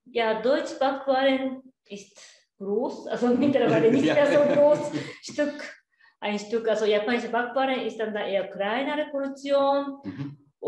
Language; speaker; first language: German; non-native, learner; Japanese